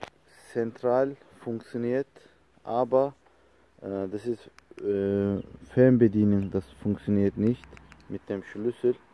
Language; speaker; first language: German; non-native, learner; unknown